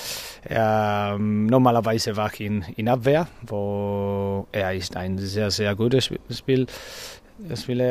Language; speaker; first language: German; non-native, learner; Spanish